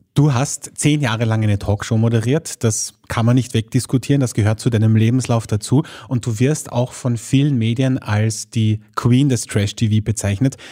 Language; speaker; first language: German; native; German